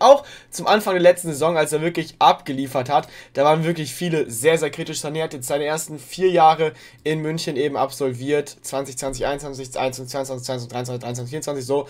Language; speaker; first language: German; native; German